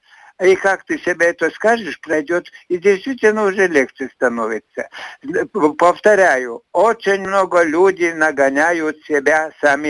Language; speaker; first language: Russian; non-native, fluent; Latvian